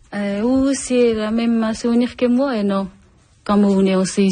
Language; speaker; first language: French; non-native, learner; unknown